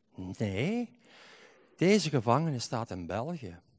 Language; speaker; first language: Dutch; native; Dutch